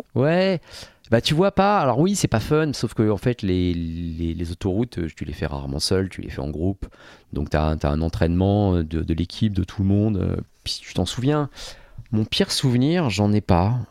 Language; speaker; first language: French; native; French